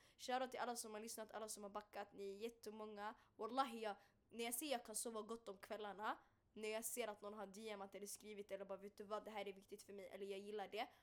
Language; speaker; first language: Swedish; early bilingual, other home language; Tigrinya